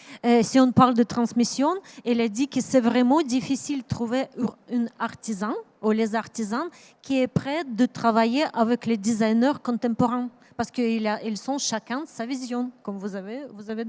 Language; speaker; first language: French; non-native, learner; Ukrainian